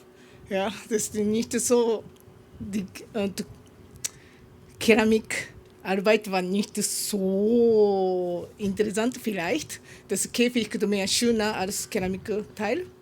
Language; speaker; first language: German; non-native, learner; Japanese